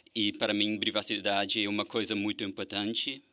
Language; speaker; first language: Portuguese; non-native, fluent; German